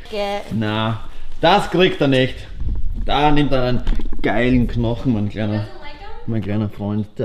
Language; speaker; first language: German; native; German